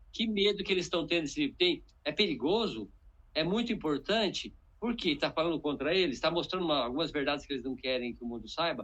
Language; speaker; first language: Portuguese; native; Portuguese